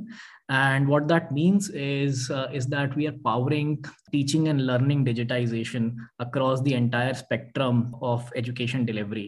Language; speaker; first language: English; non-native, local second language; Hindi